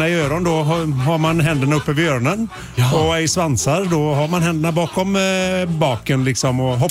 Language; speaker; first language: Swedish; native; Swedish